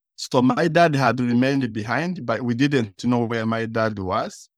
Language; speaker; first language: English; early bilingual, other home language; Kinyarwanda